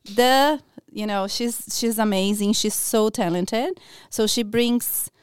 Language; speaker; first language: English; non-native, fluent; Portuguese